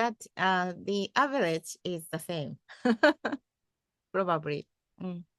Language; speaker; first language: English; non-native, fluent; Japanese